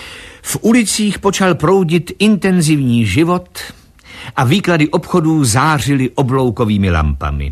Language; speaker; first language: Czech; native; Czech